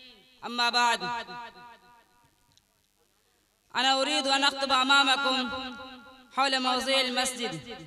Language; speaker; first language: Arabic; non-native, learner; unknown